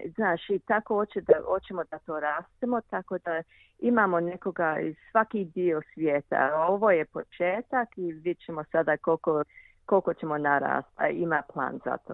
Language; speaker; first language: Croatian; early bilingual, heritage; Croatian